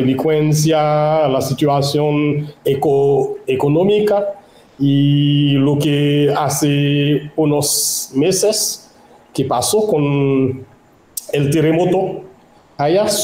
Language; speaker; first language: Spanish; non-native, local second language; Haitian Creole